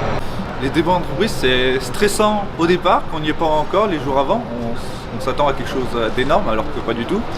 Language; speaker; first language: French; native; French